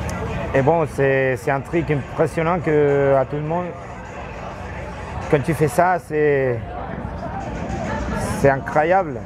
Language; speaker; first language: French; non-native, learner; Spanish